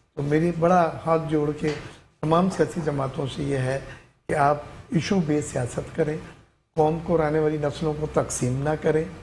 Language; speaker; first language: Urdu; native; Urdu